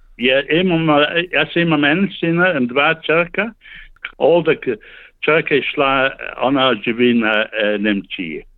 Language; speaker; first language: Slovenian; early bilingual, heritage; Slovenian